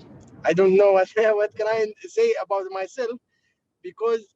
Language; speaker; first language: English; non-native, learner; Arabic